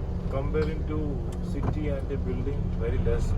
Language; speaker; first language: English; non-native, learner; Tamil